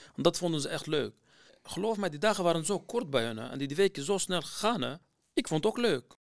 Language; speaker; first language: Dutch; non-native, fluent; Kurdish